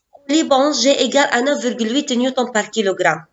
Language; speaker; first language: French; non-native, local second language; Arabic